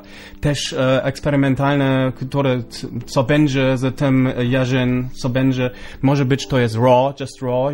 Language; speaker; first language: Polish; non-native, local second language; German